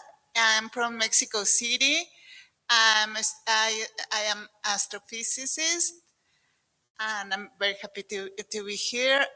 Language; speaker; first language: English; non-native, learner; Spanish